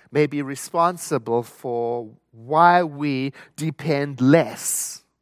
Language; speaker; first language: English; native; English